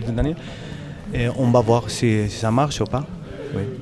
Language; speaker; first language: French; non-native, learner; Spanish